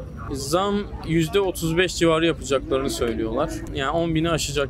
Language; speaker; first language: Turkish; native; Turkish